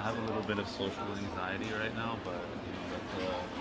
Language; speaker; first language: English; native; English